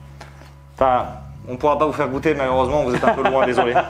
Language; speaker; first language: French; native; French